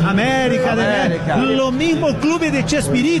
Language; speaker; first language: Spanish; non-native, learner; Portuguese